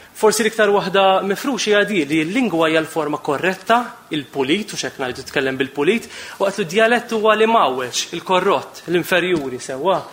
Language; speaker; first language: Maltese; native; Maltese